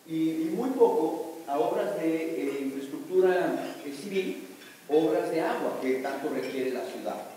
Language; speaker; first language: Spanish; native; Spanish